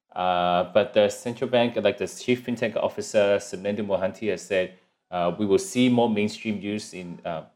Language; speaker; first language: English; non-native, local second language; Cantonese